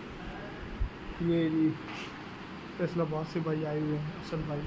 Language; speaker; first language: Urdu; non-native, local second language; Punjabi